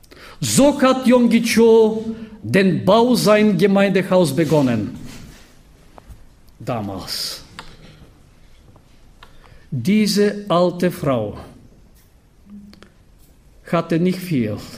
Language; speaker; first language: German; non-native, fluent; Bulgarian